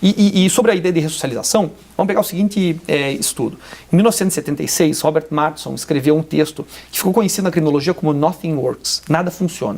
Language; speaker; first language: Portuguese; native; Portuguese